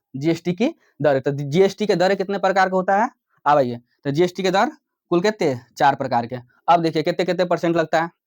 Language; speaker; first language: Hindi; native; Hindi